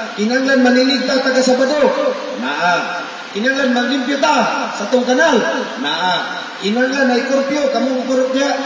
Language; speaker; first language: Cebuano; native; Cebuano